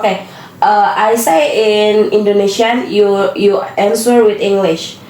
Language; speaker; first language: English; non-native, learner; Indonesian